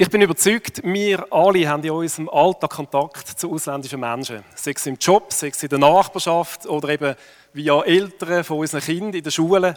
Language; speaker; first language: German; native; German